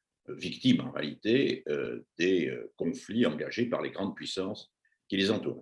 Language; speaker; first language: French; native; French